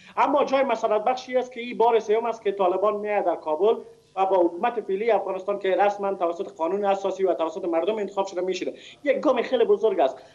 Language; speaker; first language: Persian; native; Persian